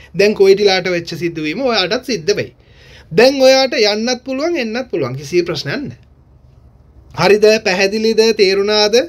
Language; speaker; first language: Sinhala; non-native, local second language; Tamil